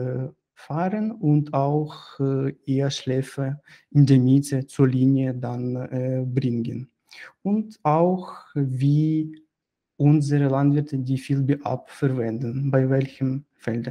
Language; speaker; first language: German; non-native, fluent; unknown